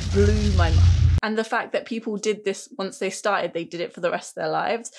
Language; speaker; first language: English; native; English